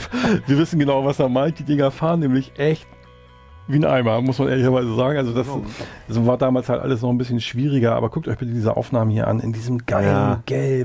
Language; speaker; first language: German; native; German